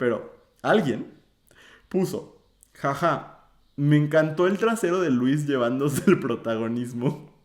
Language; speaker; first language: Spanish; native; Spanish